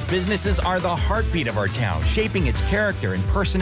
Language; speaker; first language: English; native; English